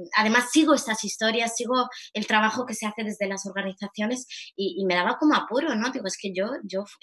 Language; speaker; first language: Spanish; early bilingual, heritage; Arabic